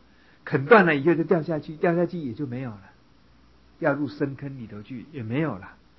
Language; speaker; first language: Chinese; native; Chinese